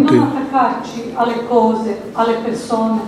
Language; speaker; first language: Italian; non-native, fluent; Croatian